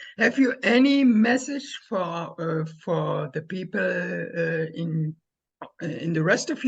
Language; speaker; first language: English; non-native, learner; German